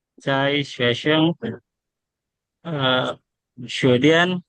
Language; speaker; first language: Chinese; non-native, learner; Indonesian